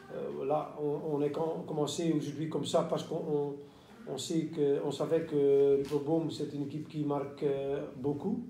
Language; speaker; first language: French; non-native, local second language; Dutch